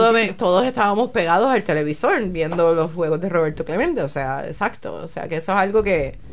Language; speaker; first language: Spanish; native; Spanish